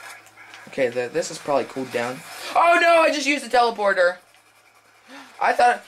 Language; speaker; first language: English; native; English